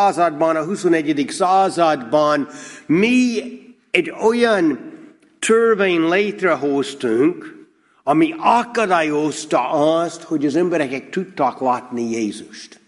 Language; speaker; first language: Hungarian; non-native, fluent; English